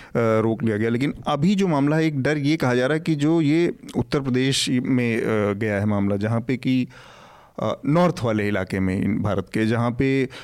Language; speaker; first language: Hindi; native; Hindi